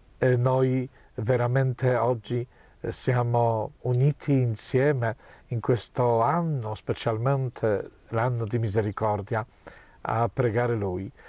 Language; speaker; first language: Italian; non-native, fluent; Polish